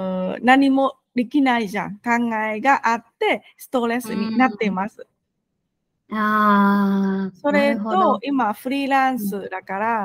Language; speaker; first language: Japanese; non-native, fluent; Vietnamese